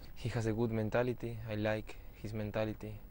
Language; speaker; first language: English; non-native, fluent; Spanish